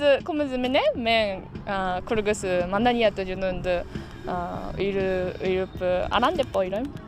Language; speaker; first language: Kyrgyz; non-native, learner; Japanese